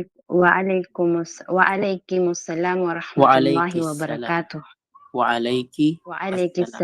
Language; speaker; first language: Arabic; non-native, learner; Filipino